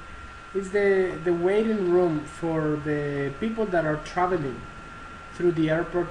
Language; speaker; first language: English; non-native, fluent; Spanish